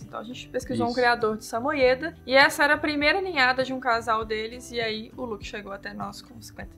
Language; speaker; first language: Portuguese; native; Portuguese